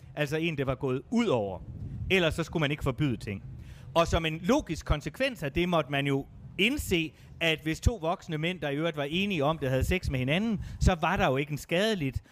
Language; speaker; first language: Danish; native; Danish